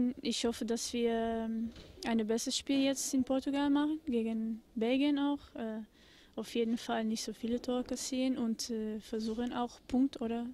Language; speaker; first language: German; non-native, fluent; Portuguese